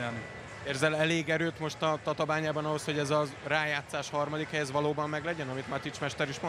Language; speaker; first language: Hungarian; native; Hungarian